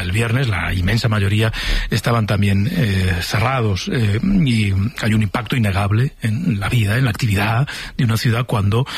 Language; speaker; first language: Spanish; native; Spanish